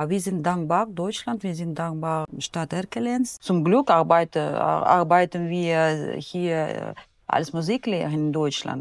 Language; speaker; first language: German; non-native, learner; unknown